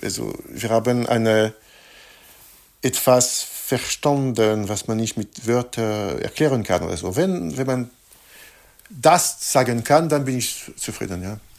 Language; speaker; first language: German; non-native, fluent; French